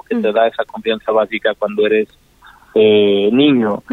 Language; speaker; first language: Spanish; native; Spanish